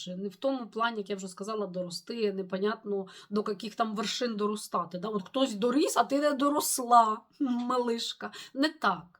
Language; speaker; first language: Ukrainian; non-native, local second language; Russian